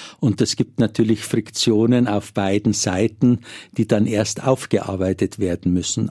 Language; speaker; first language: German; native; German